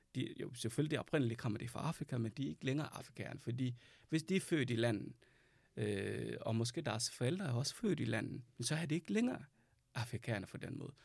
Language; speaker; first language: Danish; non-native, fluent; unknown